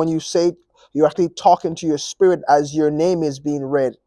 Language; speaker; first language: English; native; English